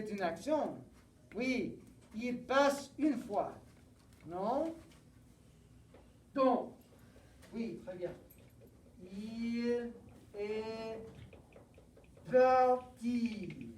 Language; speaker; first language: French; non-native, fluent; English